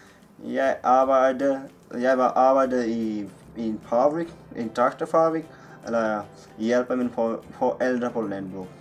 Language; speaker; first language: Danish; non-native, learner; Punjabi